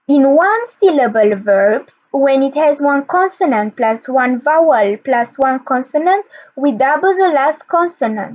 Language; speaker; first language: English; non-native, fluent; Albanian